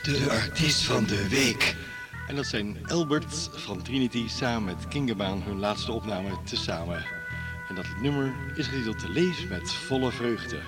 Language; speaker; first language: Dutch; native; Dutch